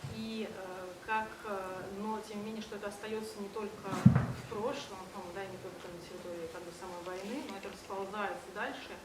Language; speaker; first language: Russian; native; Russian